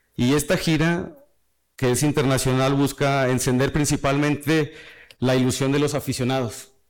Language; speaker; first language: Spanish; native; Spanish